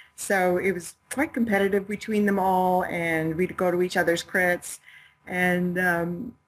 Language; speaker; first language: English; native; English